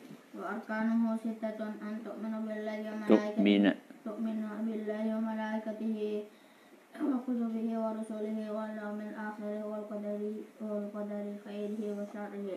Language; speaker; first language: Arabic; non-native, learner; Indonesian